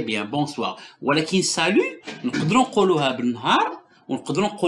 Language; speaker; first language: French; non-native, local second language; Arabic